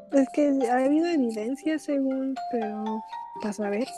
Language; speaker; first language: Spanish; native; Spanish